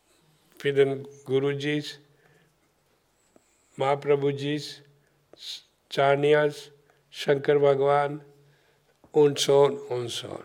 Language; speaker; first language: German; non-native, learner; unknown